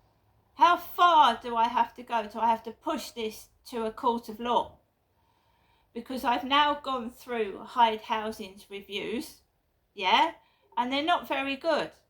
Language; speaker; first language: English; native; English